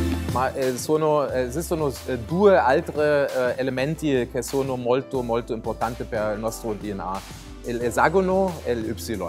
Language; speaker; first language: Italian; non-native, fluent; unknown